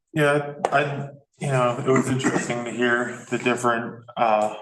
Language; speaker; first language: English; native; English